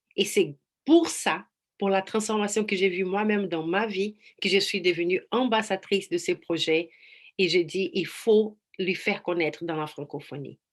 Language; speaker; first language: French; non-native, fluent; Portuguese